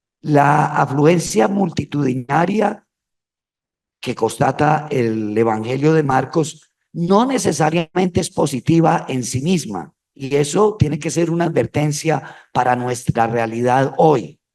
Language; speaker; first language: Spanish; native; Spanish